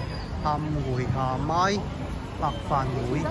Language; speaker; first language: Chinese; native; Chinese